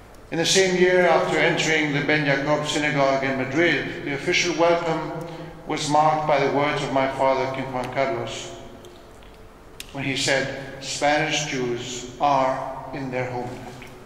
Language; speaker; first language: English; non-native, fluent; Spanish